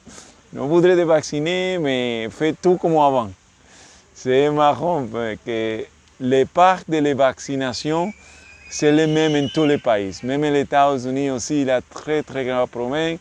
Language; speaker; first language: French; non-native, learner; English